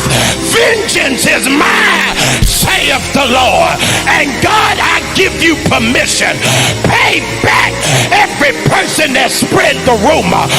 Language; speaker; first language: English; native; English